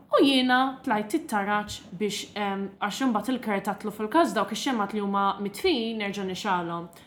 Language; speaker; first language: Maltese; non-native, local second language; English